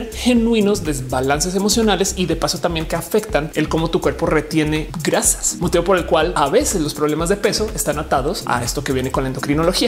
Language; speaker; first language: Spanish; native; Spanish